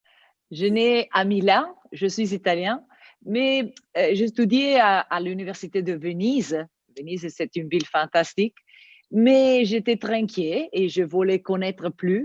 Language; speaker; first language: French; non-native, learner; Italian